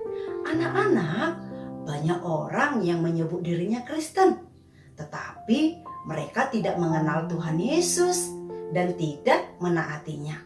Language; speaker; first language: Indonesian; native; Indonesian